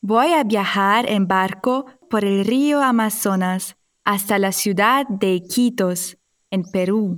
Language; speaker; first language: Spanish; non-native, fluent; German